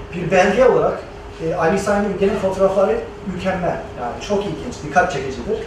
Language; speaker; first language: Turkish; non-native, fluent; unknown